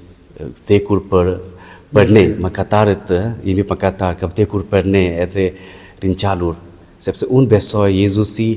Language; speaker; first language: Albanian; non-native, fluent; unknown